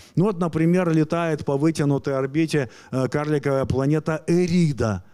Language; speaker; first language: Russian; native; Russian